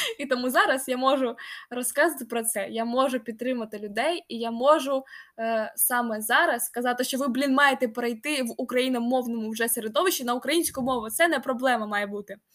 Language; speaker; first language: Ukrainian; non-native, local second language; Russian